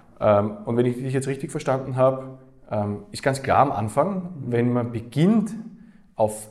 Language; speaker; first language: German; native; German